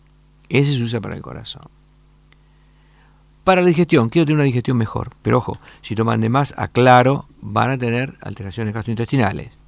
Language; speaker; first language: Spanish; native; Spanish